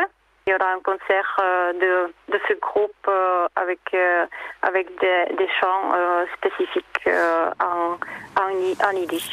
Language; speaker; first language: French; non-native, fluent; Czech